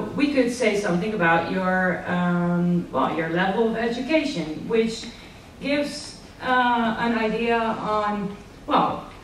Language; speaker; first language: English; non-native, fluent; Dutch